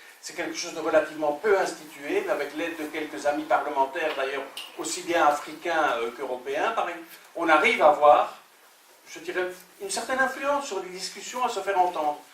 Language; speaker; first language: French; native; French